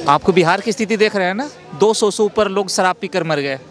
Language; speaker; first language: Hindi; native; Hindi